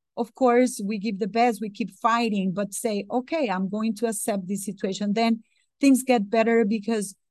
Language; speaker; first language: English; non-native, fluent; Spanish